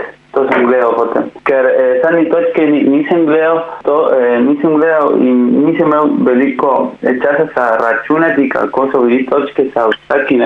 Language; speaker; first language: Slovenian; non-native, learner; Spanish